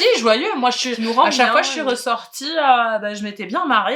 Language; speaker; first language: French; native; French